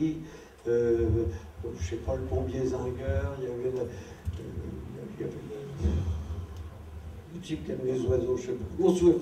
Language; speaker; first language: French; native; French